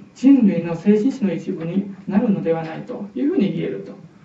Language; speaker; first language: Japanese; non-native, fluent; Chinese